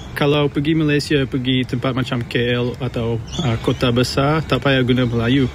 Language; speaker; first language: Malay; early bilingual, heritage; English